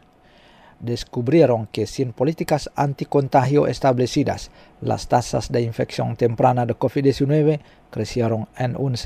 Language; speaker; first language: Spanish; non-native, fluent; Indonesian